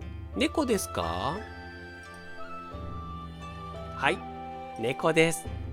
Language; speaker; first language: Japanese; non-native, fluent; Portuguese